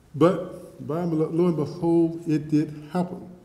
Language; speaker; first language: English; native; English